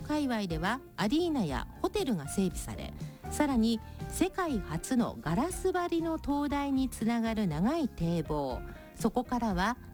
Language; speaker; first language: Japanese; native; Japanese